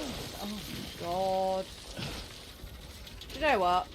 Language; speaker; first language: English; native; English